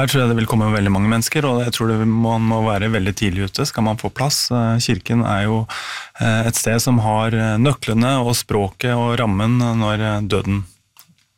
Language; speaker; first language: Norwegian; native; Norwegian